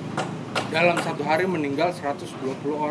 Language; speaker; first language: Indonesian; native; Indonesian